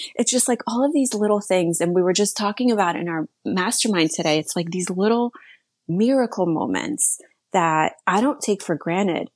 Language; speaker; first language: English; early bilingual, other home language; Slovak